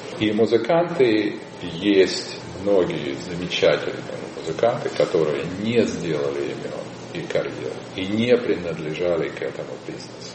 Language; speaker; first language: Russian; native; Russian